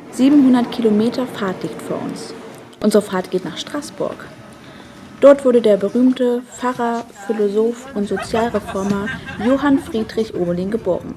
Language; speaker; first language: German; native; German